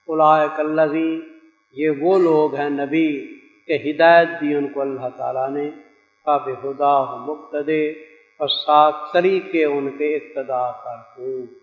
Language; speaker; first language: Urdu; non-native, local second language; Saraiki